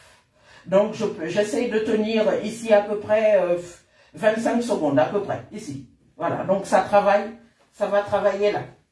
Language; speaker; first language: French; native; French